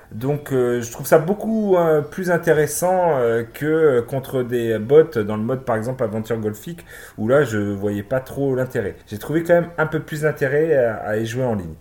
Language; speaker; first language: French; native; French